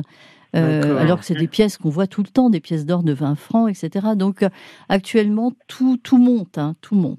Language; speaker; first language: French; native; French